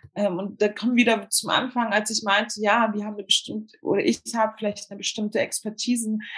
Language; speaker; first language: German; early bilingual, other home language; Turkish